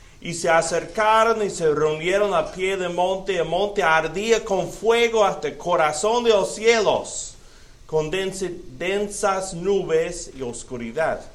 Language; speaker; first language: Spanish; non-native, fluent; English